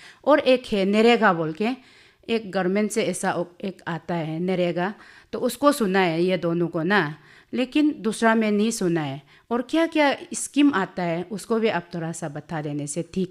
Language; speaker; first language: Hindi; non-native, local second language; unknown